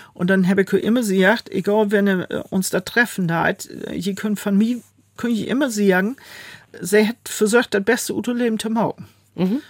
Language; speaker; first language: German; native; German